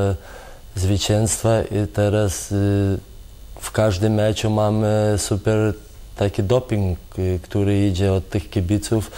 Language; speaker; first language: Polish; non-native, fluent; Lithuanian